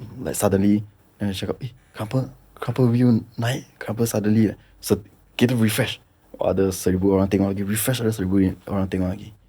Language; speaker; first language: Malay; non-native, local second language; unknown